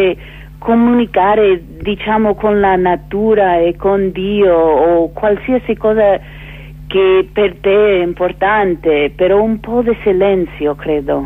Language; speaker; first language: Italian; non-native, fluent; English